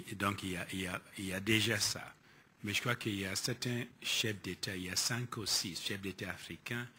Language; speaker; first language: French; non-native, fluent; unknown